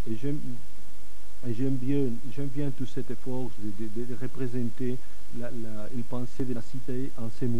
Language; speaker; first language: French; non-native, fluent; Catalan